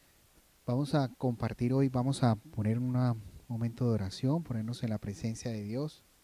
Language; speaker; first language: Spanish; native; Spanish